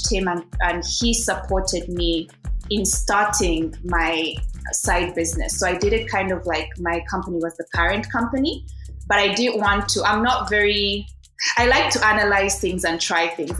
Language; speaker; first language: English; non-native, local second language; Ganda